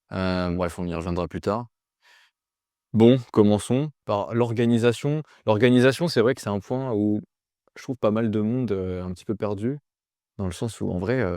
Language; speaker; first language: French; native; French